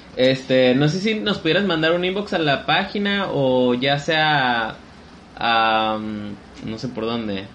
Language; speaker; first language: Spanish; native; Spanish